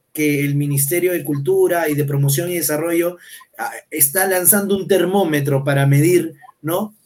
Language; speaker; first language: Spanish; native; Spanish